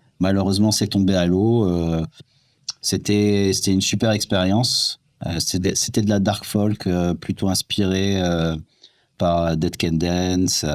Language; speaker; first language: French; non-native, local second language; Arabic